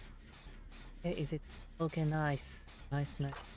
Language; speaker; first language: English; non-native, learner; Japanese